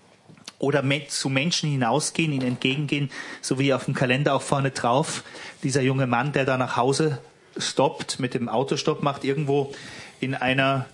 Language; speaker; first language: German; native; German